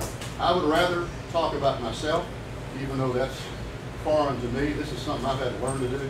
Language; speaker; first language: English; native; English